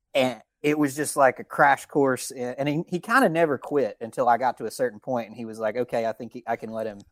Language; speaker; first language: English; native; English